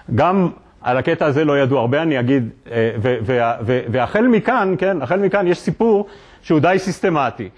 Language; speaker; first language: Hebrew; native; Hebrew